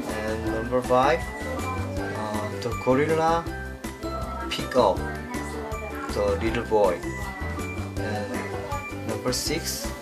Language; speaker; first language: English; non-native, learner; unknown